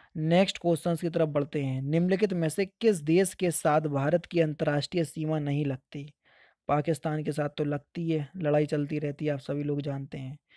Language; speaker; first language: Hindi; native; Hindi